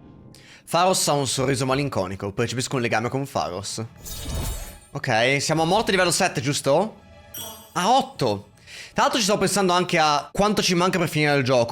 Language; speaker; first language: Italian; native; Italian